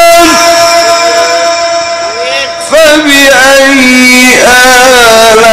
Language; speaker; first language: Arabic; native; Arabic